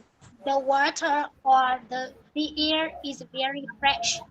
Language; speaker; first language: English; non-native, learner; Vietnamese